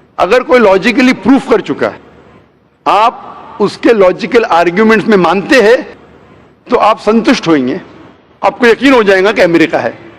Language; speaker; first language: Hindi; non-native, local second language; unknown